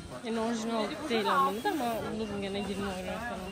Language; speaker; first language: Turkish; early bilingual, heritage; Turkish